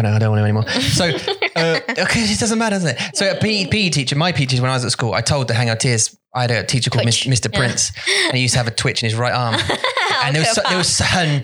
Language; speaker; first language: English; native; English